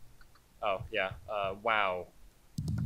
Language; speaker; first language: English; native; English